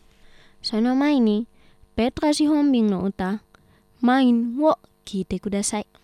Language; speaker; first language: Japanese; non-native, fluent; Indonesian